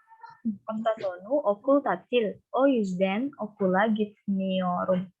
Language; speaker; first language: Turkish; non-native, fluent; Indonesian